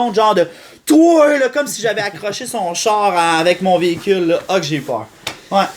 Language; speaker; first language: French; native; French